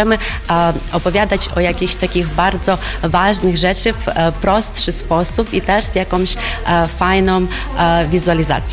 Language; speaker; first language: Polish; non-native, fluent; Ukrainian